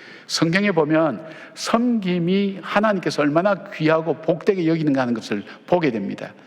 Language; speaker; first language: Korean; native; Korean